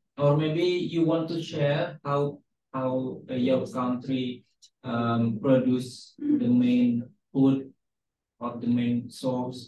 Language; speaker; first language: English; non-native, fluent; Indonesian